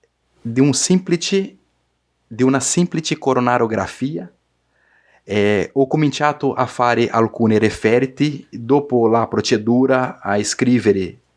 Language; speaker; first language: Italian; non-native, learner; Portuguese